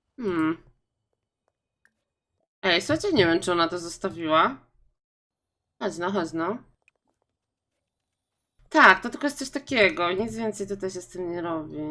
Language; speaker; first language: Polish; native; Polish